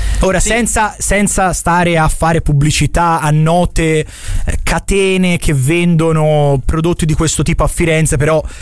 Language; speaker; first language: Italian; native; Italian